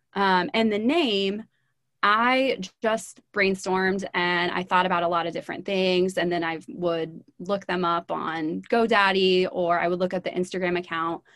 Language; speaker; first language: English; native; English